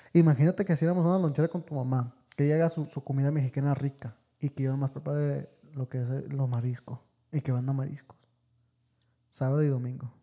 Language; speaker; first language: Spanish; early bilingual, heritage; Spanish